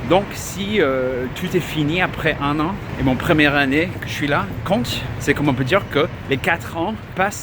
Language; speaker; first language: French; non-native, fluent; English